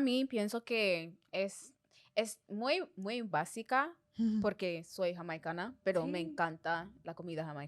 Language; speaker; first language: Spanish; non-native, fluent; English